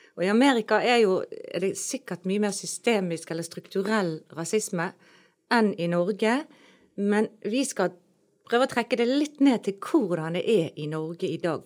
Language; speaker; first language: Norwegian; native; Norwegian